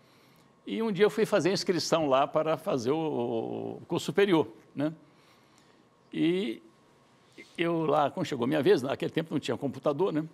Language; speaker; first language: Portuguese; native; Portuguese